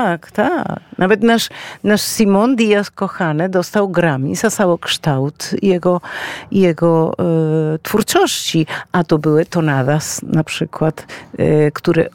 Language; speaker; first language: Polish; non-native, fluent; Spanish